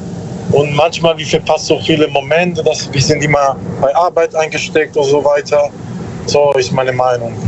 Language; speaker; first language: German; non-native, learner; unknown